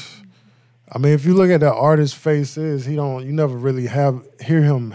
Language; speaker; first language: English; native; English